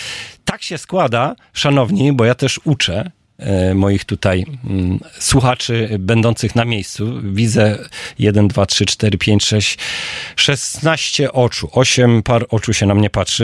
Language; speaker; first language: Polish; native; Polish